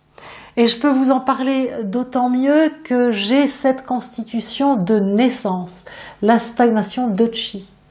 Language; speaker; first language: French; native; French